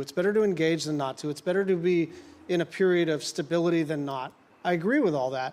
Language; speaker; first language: English; native; English